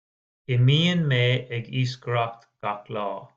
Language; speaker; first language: Irish; non-native, learner; English